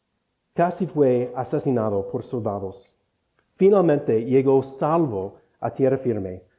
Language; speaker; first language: Spanish; non-native, fluent; English